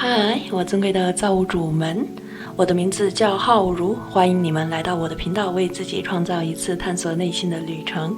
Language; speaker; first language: Chinese; native; Chinese